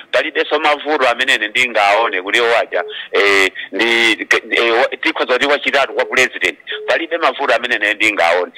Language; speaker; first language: Nyanja; non-native, local second language; Tumbuka